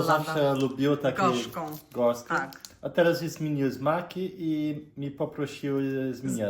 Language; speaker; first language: Polish; non-native, learner; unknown